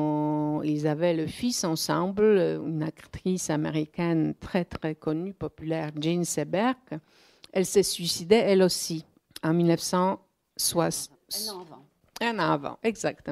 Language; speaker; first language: French; non-native, fluent; Polish